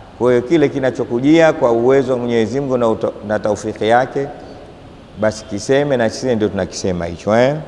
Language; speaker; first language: Swahili; native; Swahili